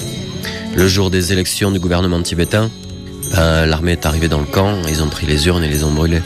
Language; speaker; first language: French; native; French